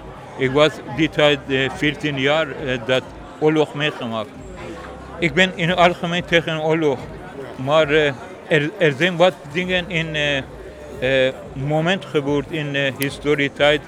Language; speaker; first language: Dutch; non-native, learner; Persian